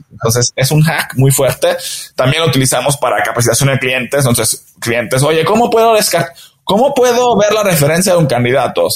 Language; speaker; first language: Spanish; non-native, fluent; Italian